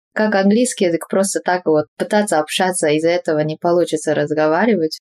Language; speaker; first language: Russian; non-native, fluent; Japanese